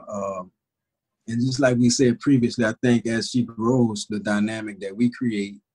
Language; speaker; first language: English; native; English